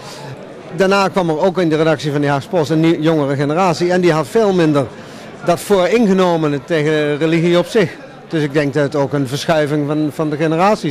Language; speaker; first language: Dutch; native; Dutch